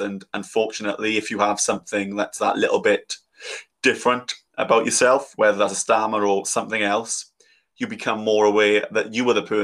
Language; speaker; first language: English; native; English